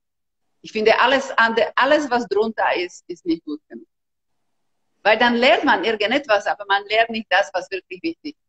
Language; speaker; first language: German; non-native, fluent; Slovak